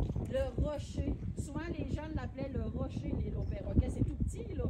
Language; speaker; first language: French; native; French